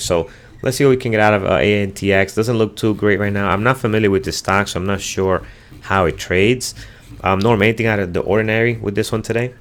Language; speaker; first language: English; native; English